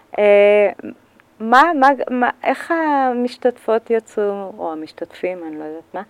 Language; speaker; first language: Hebrew; native; Hebrew